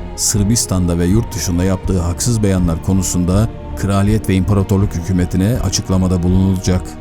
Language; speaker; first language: Turkish; native; Turkish